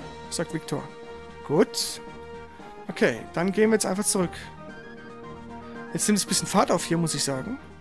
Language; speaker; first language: German; native; German